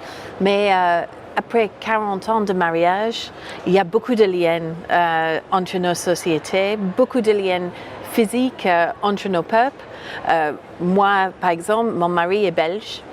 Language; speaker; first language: French; non-native, fluent; English